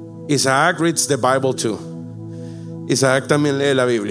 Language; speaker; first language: Spanish; native; Spanish